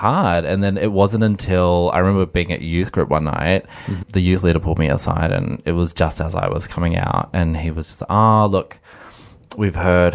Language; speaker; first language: English; native; English